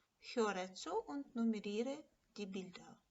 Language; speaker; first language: German; non-native, fluent; Ukrainian